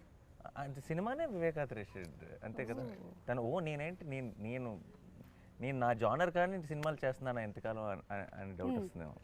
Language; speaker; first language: Telugu; native; Telugu